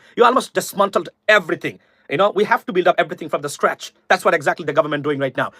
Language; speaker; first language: English; non-native, local second language; Bangla